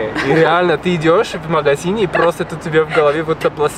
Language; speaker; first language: Russian; non-native, fluent; Spanish